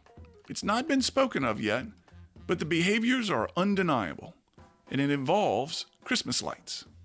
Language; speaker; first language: English; native; English